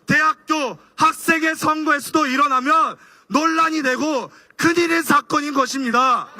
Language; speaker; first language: Korean; native; Korean